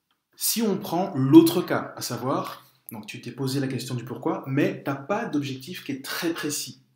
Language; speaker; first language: French; native; French